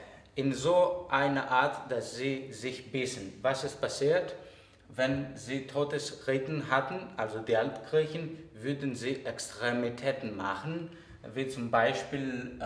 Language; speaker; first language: German; non-native, fluent; Greek